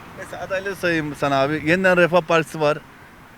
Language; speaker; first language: Turkish; native; Turkish